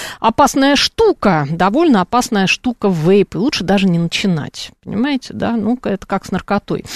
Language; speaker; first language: Russian; native; Russian